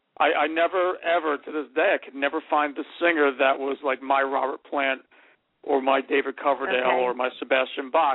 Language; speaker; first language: English; native; English